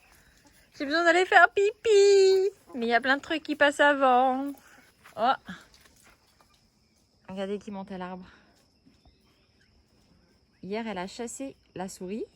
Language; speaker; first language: French; native; French